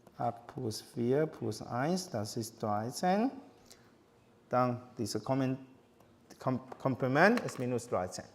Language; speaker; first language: German; non-native, learner; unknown